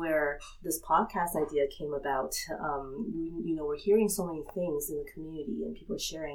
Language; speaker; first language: English; early bilingual, other home language; Chinese